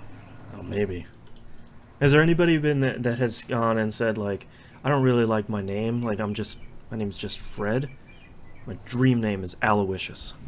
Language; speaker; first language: English; native; English